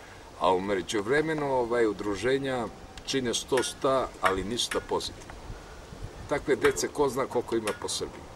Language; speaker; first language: Serbian; native; Serbian